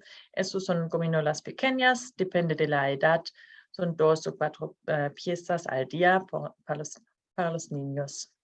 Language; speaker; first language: Spanish; non-native, fluent; Norwegian